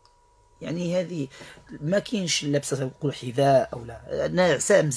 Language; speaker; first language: Arabic; native; Arabic